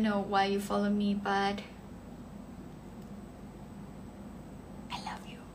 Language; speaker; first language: English; non-native, learner; Thai